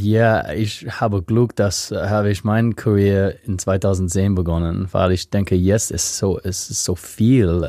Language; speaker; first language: German; non-native, fluent; English